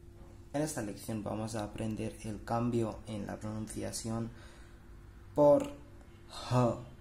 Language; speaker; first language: Spanish; non-native, fluent; Hindi